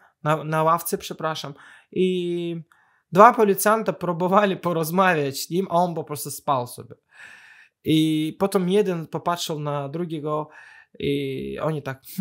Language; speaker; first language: Polish; non-native, fluent; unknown